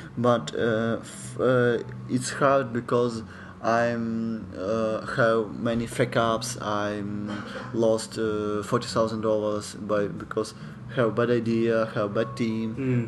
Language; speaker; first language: English; non-native, learner; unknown